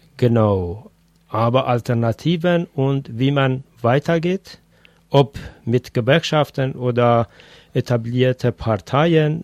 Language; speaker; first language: German; non-native, fluent; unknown